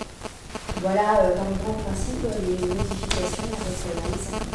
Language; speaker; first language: French; native; French